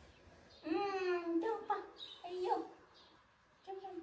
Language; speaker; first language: Chinese; non-native, fluent; Lao